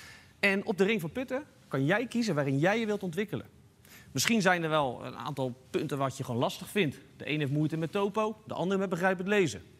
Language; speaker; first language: Dutch; native; Dutch